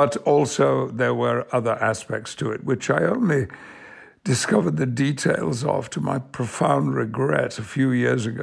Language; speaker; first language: English; native; English